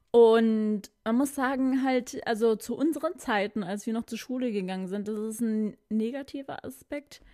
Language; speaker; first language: German; early bilingual, other home language; Filipino